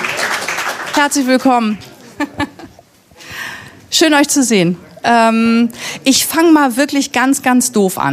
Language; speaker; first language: German; native; German